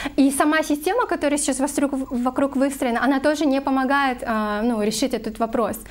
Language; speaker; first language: Russian; non-native, local second language; Kyrgyz